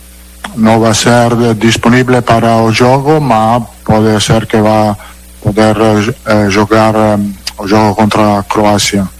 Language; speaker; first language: Portuguese; non-native, learner; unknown